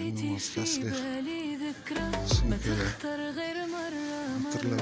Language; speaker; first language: Arabic; non-native, learner; Uzbek